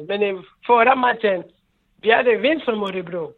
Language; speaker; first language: Swedish; non-native, learner; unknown